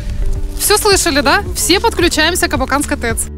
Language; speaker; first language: Russian; native; Russian